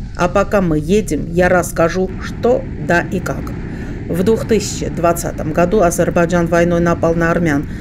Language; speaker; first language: Russian; non-native, fluent; Armenian